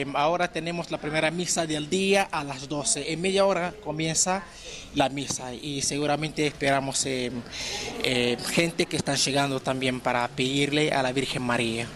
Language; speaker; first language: Spanish; non-native, fluent; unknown